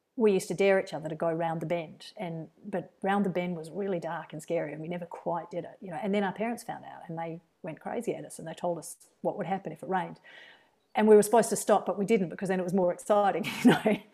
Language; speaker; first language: English; native; English